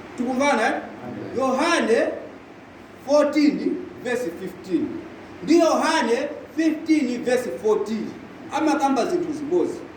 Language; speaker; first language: Nyanja; non-native, local second language; Tumbuka